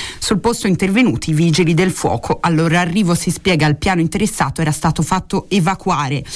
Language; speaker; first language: Italian; native; Italian